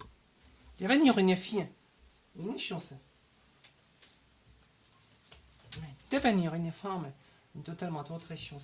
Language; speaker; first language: French; non-native, learner; German